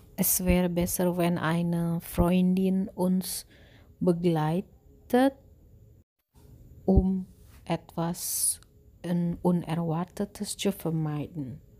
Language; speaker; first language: German; non-native, learner; Indonesian